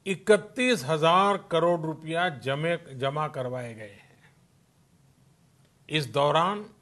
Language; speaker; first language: Hindi; non-native, local second language; Gujarati